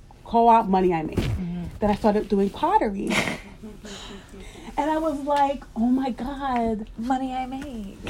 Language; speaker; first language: English; native; English